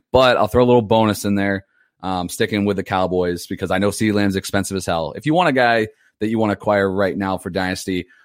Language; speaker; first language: English; native; English